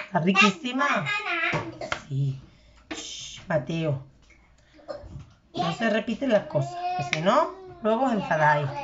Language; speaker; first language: Spanish; native; Spanish